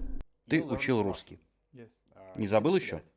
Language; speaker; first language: Russian; native; Russian